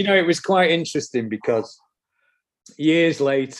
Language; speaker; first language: English; native; English